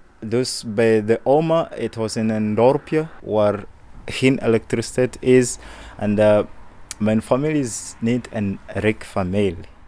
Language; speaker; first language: Dutch; non-native, learner; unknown